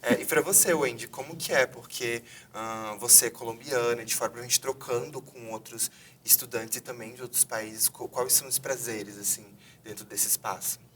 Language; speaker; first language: Portuguese; native; Portuguese